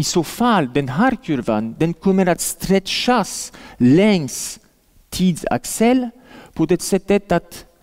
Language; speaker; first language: Swedish; non-native, fluent; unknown